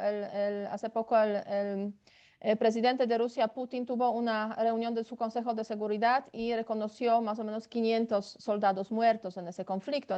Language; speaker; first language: Spanish; non-native, fluent; Polish